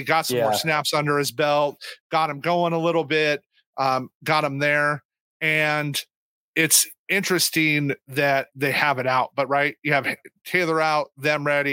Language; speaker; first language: English; native; English